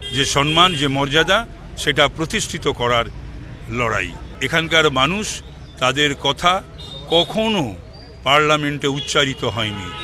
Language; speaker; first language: Bangla; native; Bangla